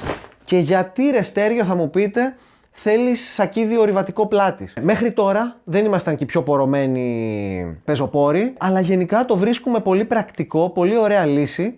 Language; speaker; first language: Greek; native; Greek